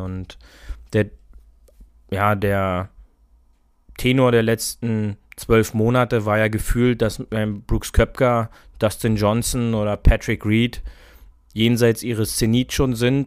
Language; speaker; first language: German; native; German